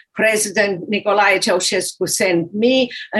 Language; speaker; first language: English; non-native, fluent; Romanian